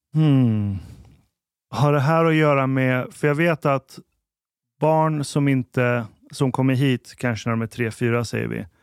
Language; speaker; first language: Swedish; early bilingual, other home language; Persian